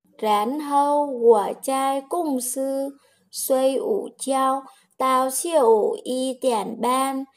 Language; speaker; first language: Chinese; non-native, learner; Vietnamese